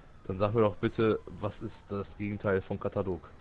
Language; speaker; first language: German; native; German